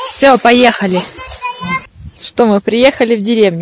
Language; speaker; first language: Russian; native; Russian